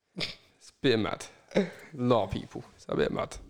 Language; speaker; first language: English; native; English